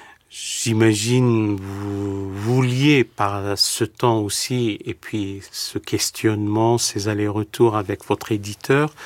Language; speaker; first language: French; native; French